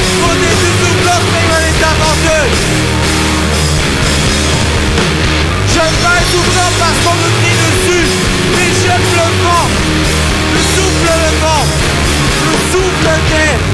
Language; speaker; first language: French; native; French